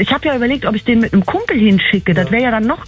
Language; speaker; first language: German; native; German